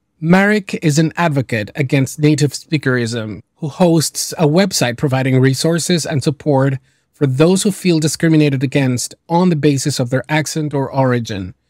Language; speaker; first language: English; early bilingual, other home language; Spanish